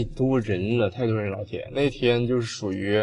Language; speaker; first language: Chinese; native; Chinese